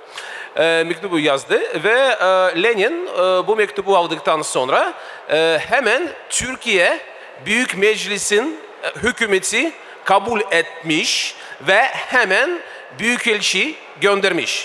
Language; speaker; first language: Turkish; non-native, fluent; Russian